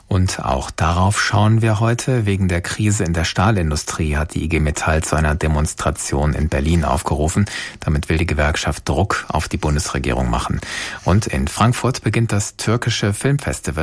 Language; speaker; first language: German; native; German